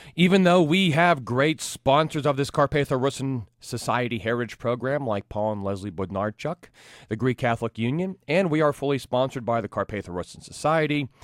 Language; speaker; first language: English; native; English